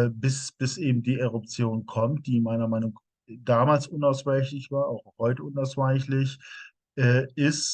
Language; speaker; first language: German; native; German